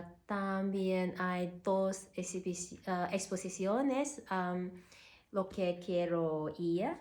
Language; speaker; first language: Spanish; non-native, learner; Cantonese